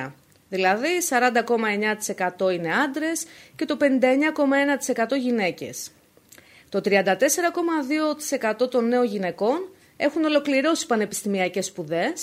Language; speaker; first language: Greek; native; Greek